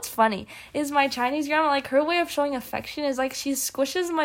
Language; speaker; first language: English; native; English